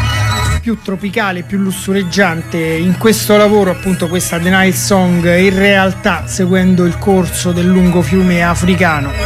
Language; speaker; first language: Italian; native; Italian